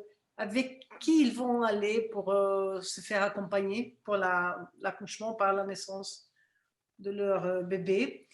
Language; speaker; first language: French; non-native, fluent; Spanish